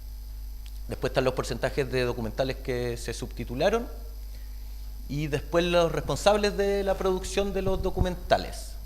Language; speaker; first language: Spanish; native; Spanish